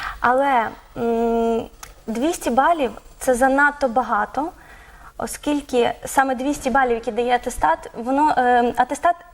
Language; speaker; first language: Ukrainian; native; Ukrainian